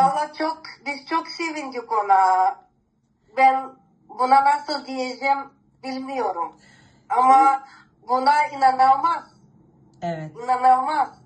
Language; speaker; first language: Turkish; non-native, learner; Greek